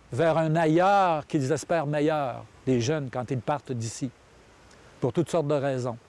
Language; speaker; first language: French; native; French